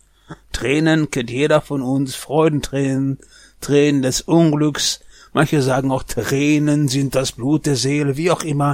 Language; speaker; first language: German; native; German